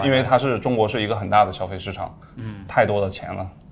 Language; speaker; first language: Chinese; native; Chinese